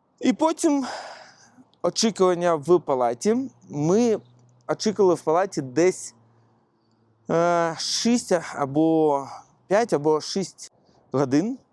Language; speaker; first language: Ukrainian; non-native, local second language; Russian